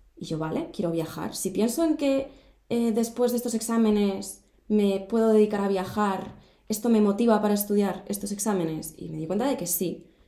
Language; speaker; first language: Spanish; native; Spanish